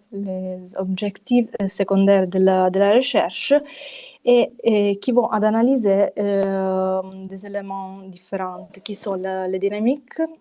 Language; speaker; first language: French; non-native, fluent; Italian